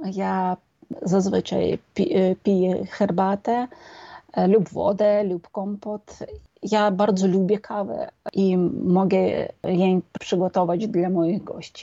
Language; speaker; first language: Polish; non-native, fluent; Ukrainian